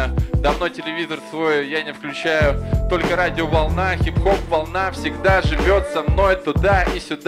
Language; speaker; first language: Russian; native; Russian